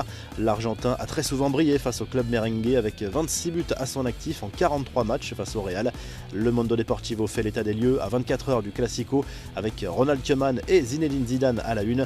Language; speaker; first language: French; native; French